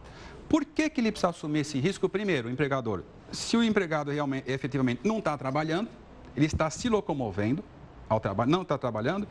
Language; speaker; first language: Portuguese; native; Portuguese